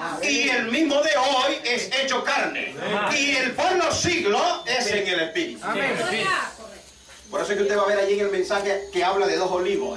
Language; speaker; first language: Spanish; native; Spanish